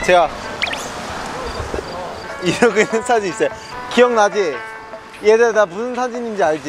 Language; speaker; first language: Korean; early bilingual, heritage; Korean